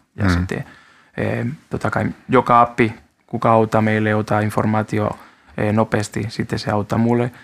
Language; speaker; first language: Finnish; non-native, fluent; Spanish